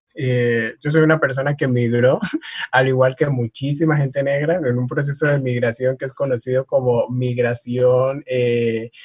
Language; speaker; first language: Spanish; native; Spanish